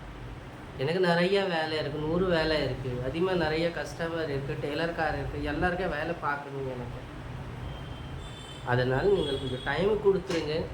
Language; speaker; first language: Tamil; non-native, local second language; Urdu